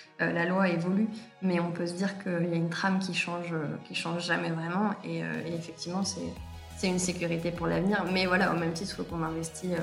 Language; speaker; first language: French; native; French